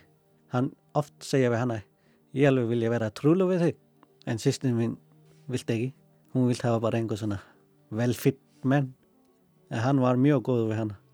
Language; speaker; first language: Icelandic; non-native, learner; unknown